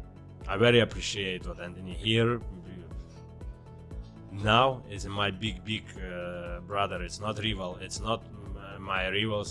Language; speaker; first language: English; non-native, learner; Ukrainian